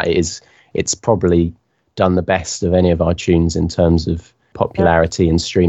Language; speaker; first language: English; native; English